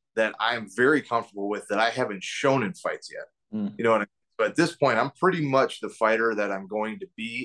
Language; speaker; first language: English; native; English